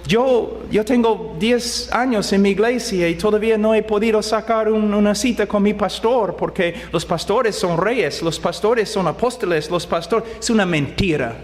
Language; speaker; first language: Spanish; non-native, fluent; English